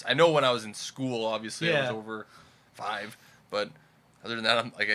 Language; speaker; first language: English; native; English